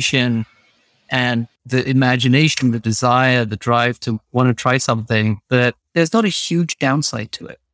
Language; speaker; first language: English; native; English